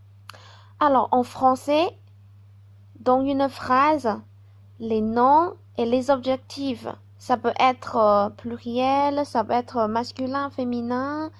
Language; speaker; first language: French; non-native, fluent; Chinese